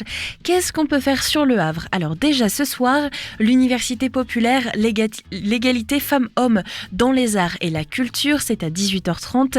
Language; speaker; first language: French; native; French